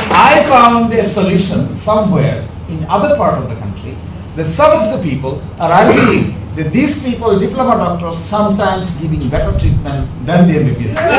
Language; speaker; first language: English; non-native, local second language; Bangla